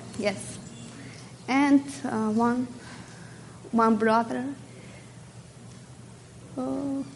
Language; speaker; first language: English; non-native, learner; Russian